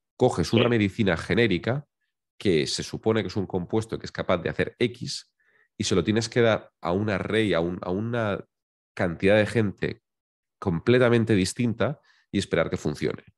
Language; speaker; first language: Spanish; native; Spanish